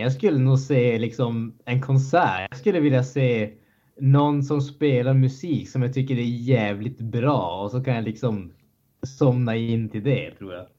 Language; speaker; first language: Swedish; native; Swedish